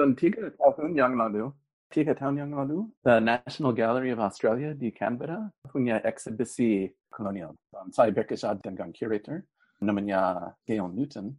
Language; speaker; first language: Indonesian; non-native, fluent; English